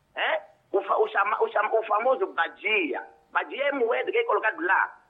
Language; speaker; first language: Portuguese; non-native, local second language; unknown